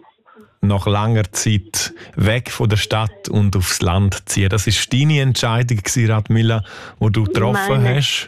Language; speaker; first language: German; native; German